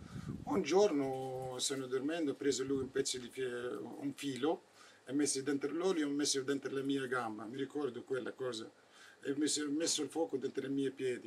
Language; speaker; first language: Italian; non-native, learner; Arabic